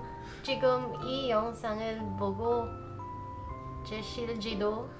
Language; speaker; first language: Korean; non-native, learner; Filipino